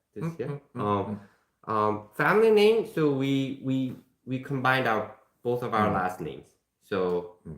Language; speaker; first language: English; non-native, fluent; Korean